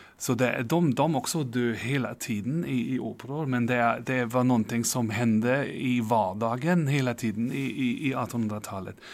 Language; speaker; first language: Swedish; non-native, fluent; German